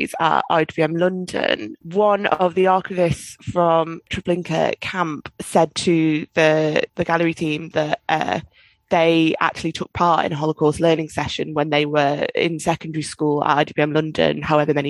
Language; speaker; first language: English; native; English